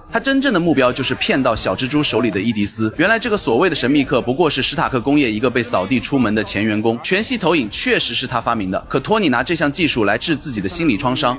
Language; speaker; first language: Chinese; native; Chinese